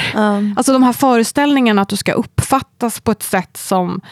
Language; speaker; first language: Swedish; native; Swedish